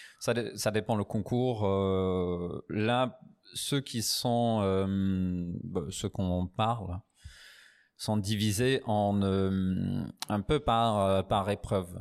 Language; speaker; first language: French; non-native, fluent; English